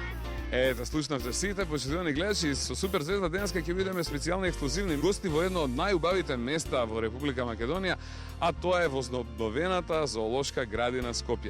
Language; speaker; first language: Macedonian; native; Macedonian